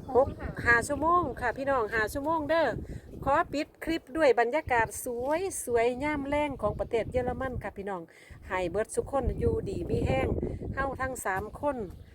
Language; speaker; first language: Thai; non-native, local second language; Northeastern Thai